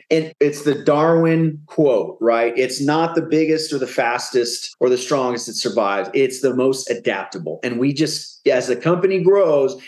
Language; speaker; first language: English; native; English